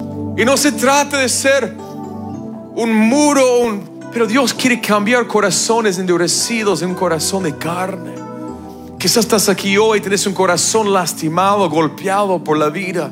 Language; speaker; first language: Spanish; non-native, fluent; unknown